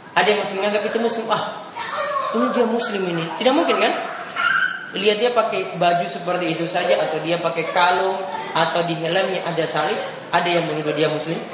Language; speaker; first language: Indonesian; native; Indonesian